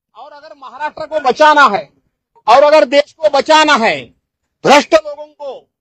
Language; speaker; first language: Hindi; non-native, local second language; Marathi